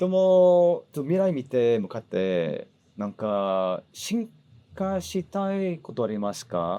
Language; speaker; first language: Japanese; non-native, learner; English